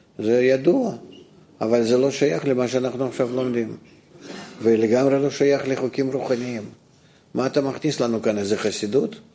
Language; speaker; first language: Hebrew; non-native, fluent; Russian